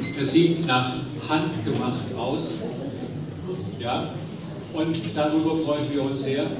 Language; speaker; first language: German; native; German